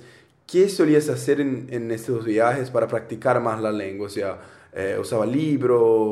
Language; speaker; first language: Spanish; native; Spanish